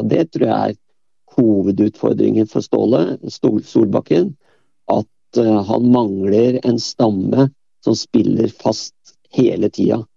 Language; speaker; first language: Norwegian; native; Norwegian